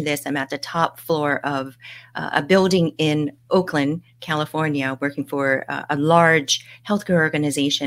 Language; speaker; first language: English; native; English